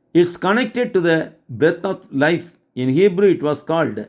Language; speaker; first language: English; non-native, local second language; Tamil